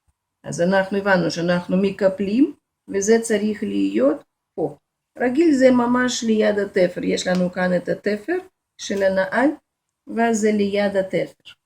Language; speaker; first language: Hebrew; non-native, fluent; Russian